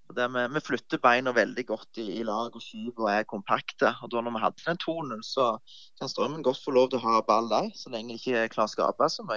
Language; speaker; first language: Norwegian; native; Norwegian